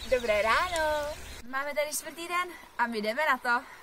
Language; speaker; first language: Czech; native; Czech